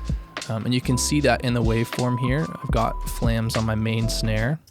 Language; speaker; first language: English; native; English